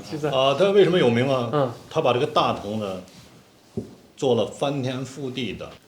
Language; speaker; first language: Chinese; native; Chinese